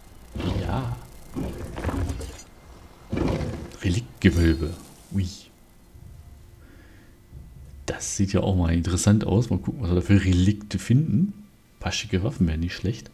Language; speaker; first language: German; native; German